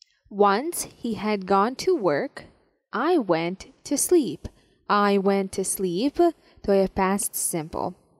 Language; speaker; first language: English; non-native, fluent; Serbian